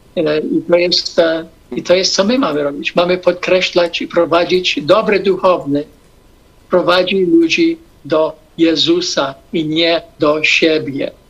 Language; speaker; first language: Polish; non-native, fluent; English